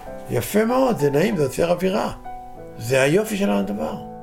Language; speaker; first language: Hebrew; native; Hebrew